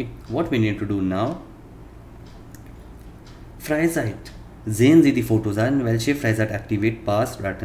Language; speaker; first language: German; non-native, fluent; Hindi